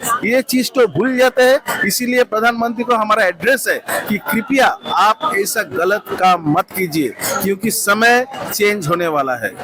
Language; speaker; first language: Hindi; non-native, local second language; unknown